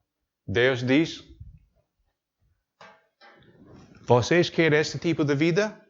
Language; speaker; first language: Portuguese; non-native, learner; English